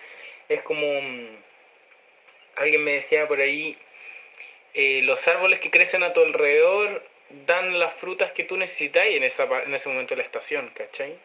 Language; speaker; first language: Spanish; native; Spanish